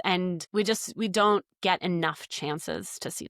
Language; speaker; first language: English; native; English